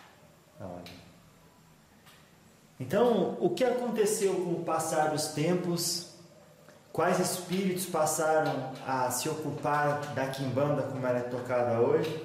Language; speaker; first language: Portuguese; native; Portuguese